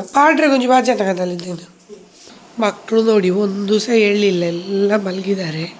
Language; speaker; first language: Kannada; non-native, local second language; Tulu